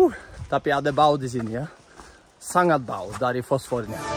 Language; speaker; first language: Indonesian; non-native, fluent; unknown